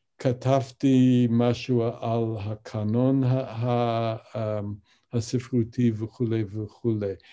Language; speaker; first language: Hebrew; non-native, fluent; English